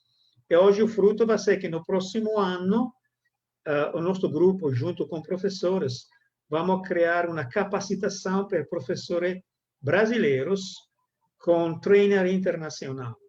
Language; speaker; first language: Portuguese; non-native, fluent; Italian